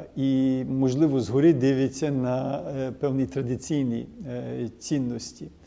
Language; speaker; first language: Ukrainian; early bilingual, heritage; Ukrainian